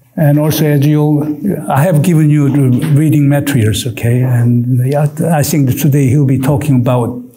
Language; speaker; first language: English; non-native, fluent; Korean